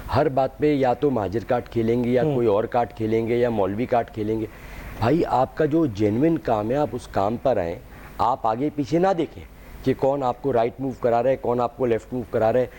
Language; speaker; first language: Urdu; native; Urdu